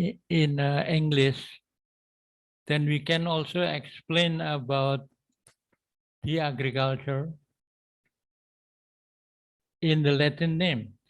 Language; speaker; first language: English; non-native, learner; Indonesian